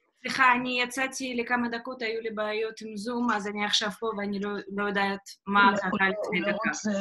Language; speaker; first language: Hebrew; non-native, fluent; Russian